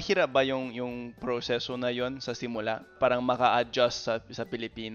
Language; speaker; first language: Filipino; non-native, fluent; English